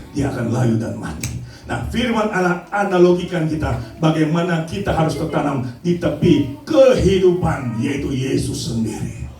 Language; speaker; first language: Indonesian; native; Indonesian